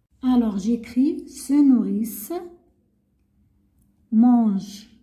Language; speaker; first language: French; non-native, local second language; Arabic